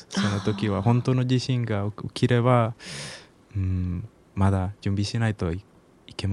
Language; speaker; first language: Japanese; non-native, learner; Spanish